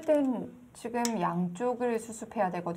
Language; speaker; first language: Korean; native; Korean